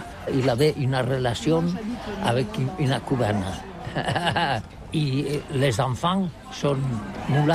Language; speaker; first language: French; non-native, learner; Catalan